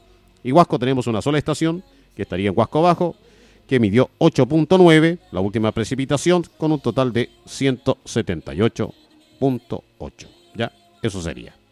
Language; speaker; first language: Spanish; native; Spanish